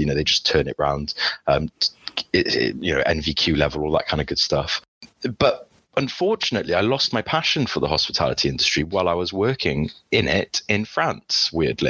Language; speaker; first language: English; early bilingual, other home language; French